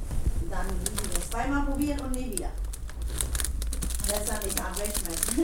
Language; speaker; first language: German; non-native, learner; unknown